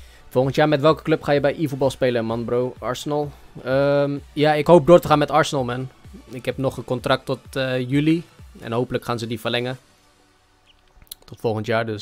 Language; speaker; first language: Dutch; early bilingual, other home language; Indonesian